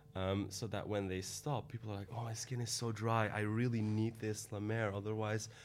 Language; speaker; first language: English; non-native, fluent; Dutch